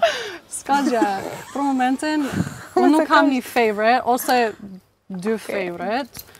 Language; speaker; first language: Albanian; non-native, learner; English